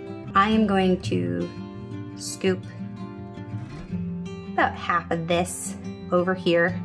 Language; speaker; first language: English; native; English